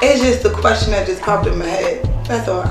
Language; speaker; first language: English; native; English